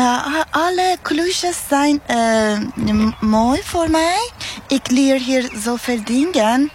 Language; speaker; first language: Dutch; non-native, learner; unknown